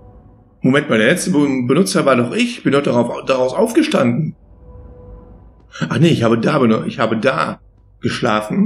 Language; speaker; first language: German; native; German